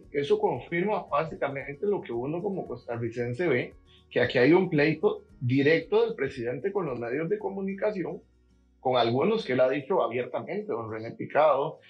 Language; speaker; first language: Spanish; native; Spanish